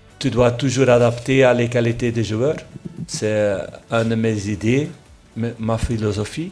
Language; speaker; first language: French; non-native, local second language; Dutch